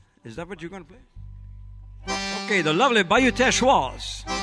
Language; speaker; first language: English; early bilingual, other home language; French